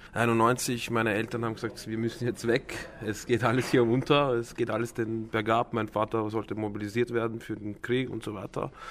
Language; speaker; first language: German; early bilingual, other home language; Croatian